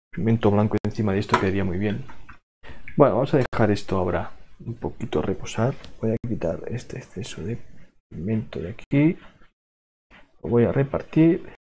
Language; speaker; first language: Spanish; non-native, local second language; Catalan